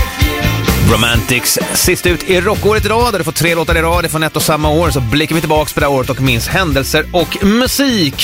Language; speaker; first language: Swedish; native; Swedish